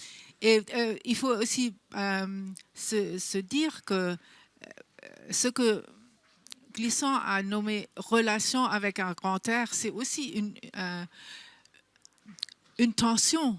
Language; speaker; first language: French; non-native, fluent; German